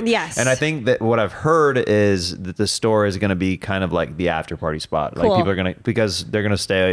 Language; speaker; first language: English; native; English